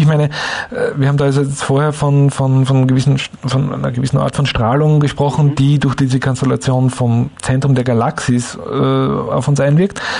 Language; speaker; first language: German; native; German